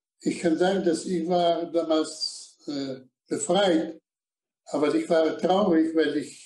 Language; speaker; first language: German; non-native, fluent; Slovak